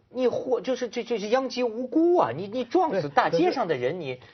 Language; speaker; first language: Chinese; native; Chinese